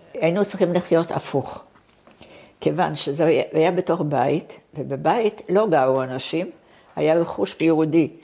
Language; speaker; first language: Hebrew; non-native, fluent; Polish